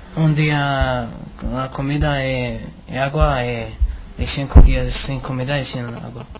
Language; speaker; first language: Spanish; non-native, learner; Arabic